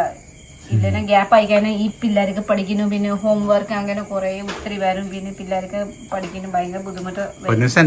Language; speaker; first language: Malayalam; non-native, fluent; Nepali